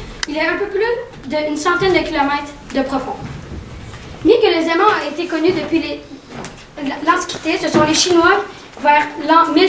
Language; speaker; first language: French; native; French